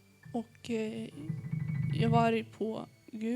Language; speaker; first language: Swedish; early bilingual, other home language; Arabic